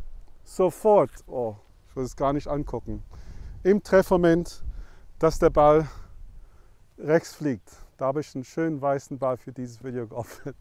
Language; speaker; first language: German; non-native, fluent; English